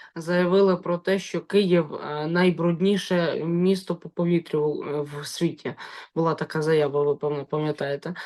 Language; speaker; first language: Ukrainian; native; Ukrainian